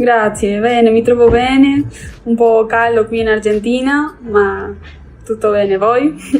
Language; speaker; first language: Italian; non-native, fluent; Spanish